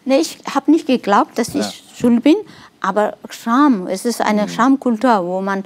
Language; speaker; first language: German; non-native, fluent; Nepali